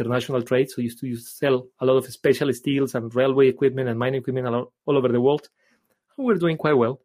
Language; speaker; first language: English; non-native, fluent; Spanish